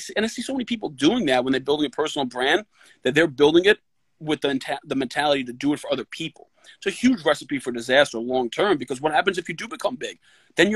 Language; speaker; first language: English; native; English